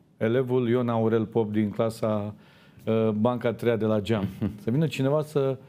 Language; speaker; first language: Romanian; native; Romanian